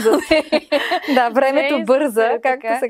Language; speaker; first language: Bulgarian; native; Bulgarian